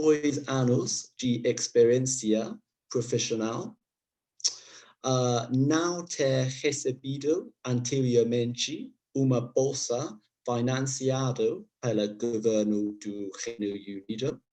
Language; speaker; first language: Portuguese; non-native, learner; English